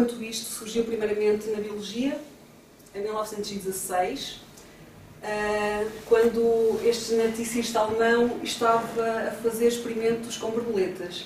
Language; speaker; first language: Portuguese; native; Portuguese